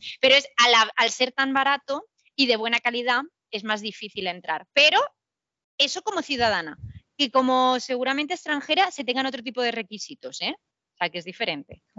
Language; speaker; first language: Spanish; native; Spanish